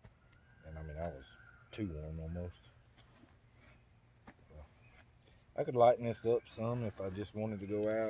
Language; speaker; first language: English; native; English